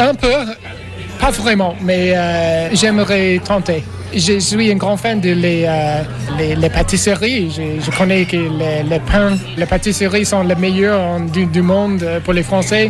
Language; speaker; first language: French; non-native, fluent; English